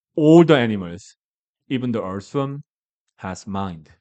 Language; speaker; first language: English; non-native, learner; Korean